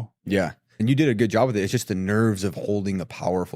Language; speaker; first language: English; native; English